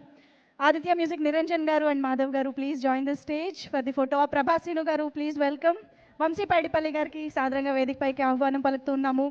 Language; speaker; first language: Telugu; native; Telugu